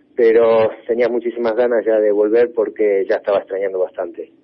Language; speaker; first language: Spanish; native; Spanish